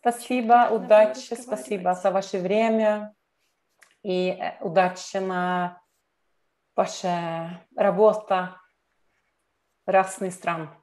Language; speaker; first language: Russian; non-native, learner; Norwegian